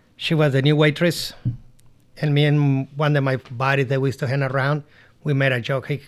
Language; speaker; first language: English; non-native, learner; Spanish